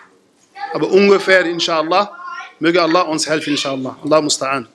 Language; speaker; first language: German; non-native, fluent; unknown